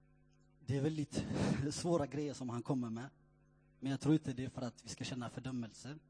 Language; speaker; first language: Swedish; non-native, fluent; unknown